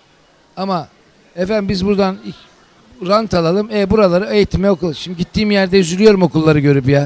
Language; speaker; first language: Turkish; native; Turkish